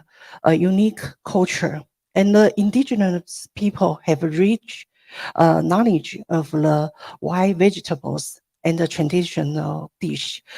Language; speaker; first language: English; non-native, learner; Chinese